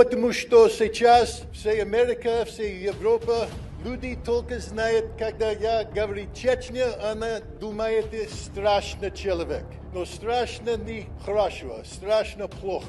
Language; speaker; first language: Russian; non-native, learner; English